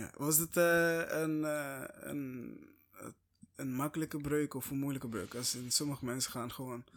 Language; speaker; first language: Dutch; non-native, fluent; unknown